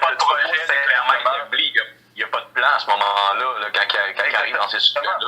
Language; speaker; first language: French; native; French